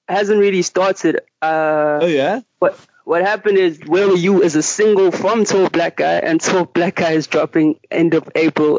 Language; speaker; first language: English; non-native, local second language; Zulu